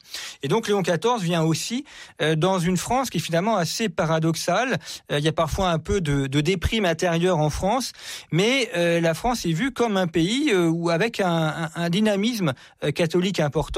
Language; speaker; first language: French; native; French